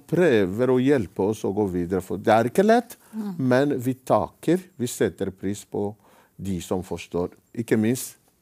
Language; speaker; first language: Norwegian; non-native, fluent; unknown